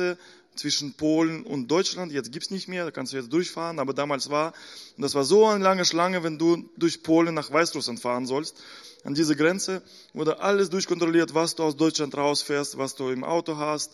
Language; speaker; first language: German; non-native, fluent; Russian